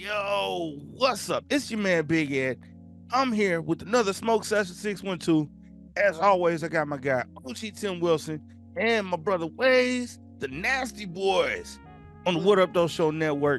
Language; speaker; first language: English; native; English